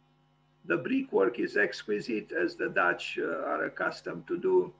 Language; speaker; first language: English; non-native, fluent; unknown